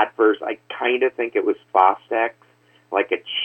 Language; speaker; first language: English; native; English